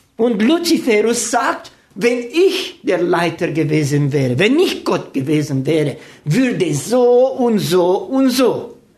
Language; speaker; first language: German; non-native, fluent; Romanian